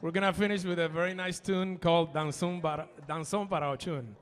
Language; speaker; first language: English; native; English